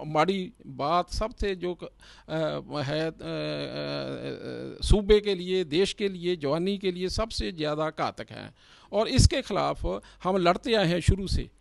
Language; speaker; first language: Hindi; non-native, local second language; Punjabi